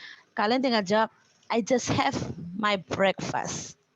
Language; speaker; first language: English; non-native, fluent; Indonesian